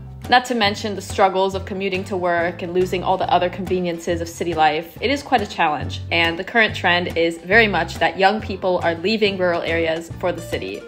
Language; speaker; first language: English; native; English